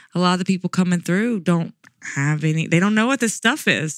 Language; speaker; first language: English; native; English